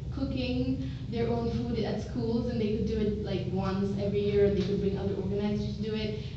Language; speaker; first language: English; non-native, local second language; Bangla